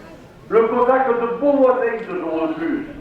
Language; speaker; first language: French; native; French